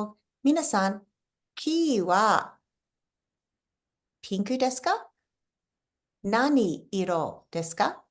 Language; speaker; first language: Japanese; non-native, fluent; English